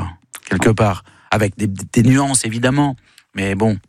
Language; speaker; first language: French; native; French